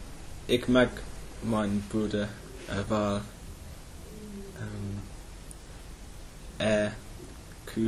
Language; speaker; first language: German; non-native, learner; English